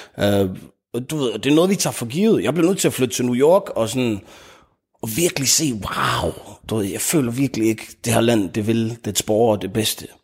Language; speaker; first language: Danish; early bilingual, other home language; Tigrinya